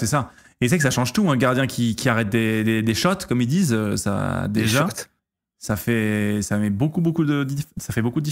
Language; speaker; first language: French; native; French